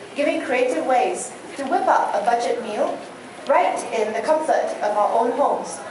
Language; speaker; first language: English; non-native, local second language; Chinese